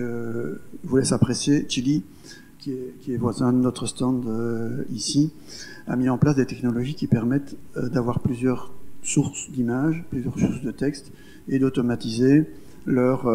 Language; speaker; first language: French; native; French